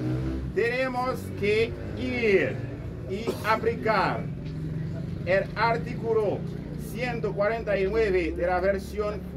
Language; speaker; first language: Spanish; non-native, fluent; Haitian Creole